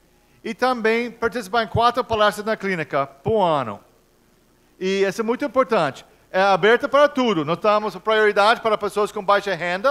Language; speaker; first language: Portuguese; non-native, fluent; English